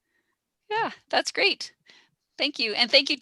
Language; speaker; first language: English; native; English